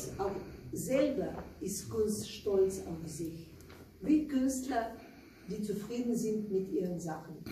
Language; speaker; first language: German; non-native, learner; Slovenian